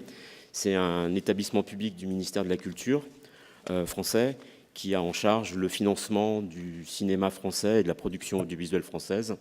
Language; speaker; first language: French; native; French